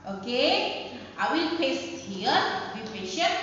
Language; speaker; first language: English; non-native, fluent; Indonesian